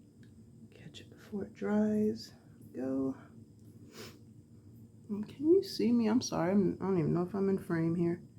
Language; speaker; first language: English; native; English